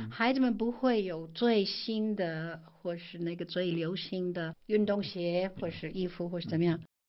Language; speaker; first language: Chinese; non-native, fluent; English